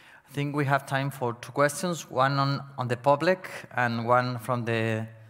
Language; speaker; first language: English; non-native, fluent; Catalan